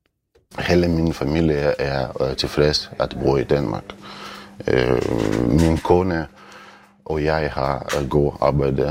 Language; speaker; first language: Danish; non-native, learner; Ukrainian